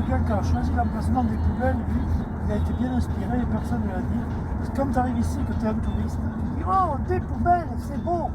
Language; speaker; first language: French; native; French